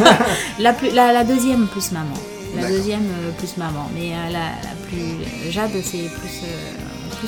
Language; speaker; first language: French; non-native, local second language; Fula